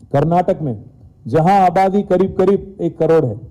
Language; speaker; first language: Hindi; non-native, local second language; Telugu